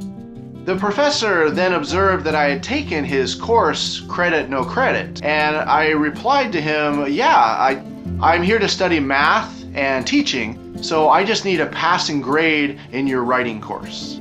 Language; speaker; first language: English; native; English